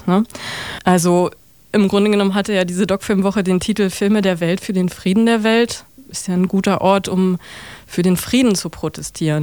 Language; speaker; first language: German; native; German